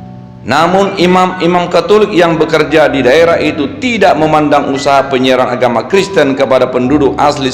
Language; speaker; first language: Indonesian; native; Indonesian